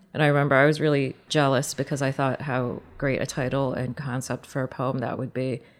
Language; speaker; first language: English; native; English